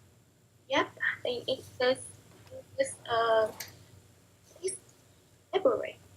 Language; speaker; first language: English; non-native, learner; Chinese